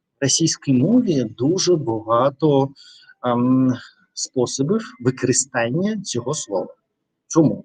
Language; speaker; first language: Ukrainian; non-native, learner; Russian